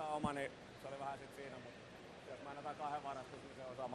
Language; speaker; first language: Finnish; native; Finnish